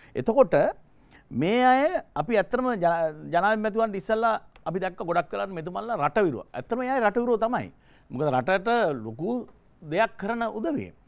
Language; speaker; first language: Sinhala; native; Sinhala